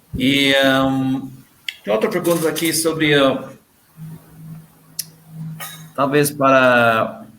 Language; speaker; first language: Portuguese; non-native, learner; English